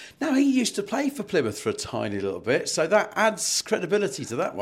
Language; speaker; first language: English; native; English